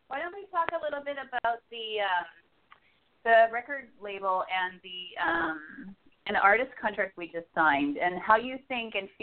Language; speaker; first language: English; native; English